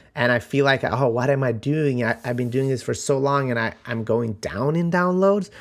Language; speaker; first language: English; non-native, fluent; Macedonian